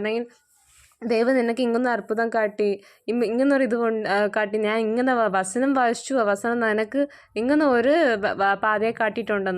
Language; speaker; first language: Malayalam; non-native, learner; Tamil